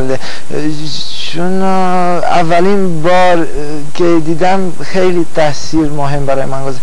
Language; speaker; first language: Persian; non-native, fluent; Romanian